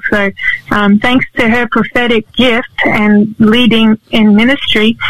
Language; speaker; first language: English; native; English